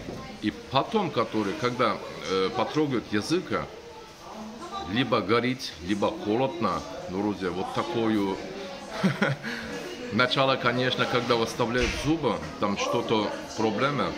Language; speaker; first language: Russian; non-native, learner; Turkish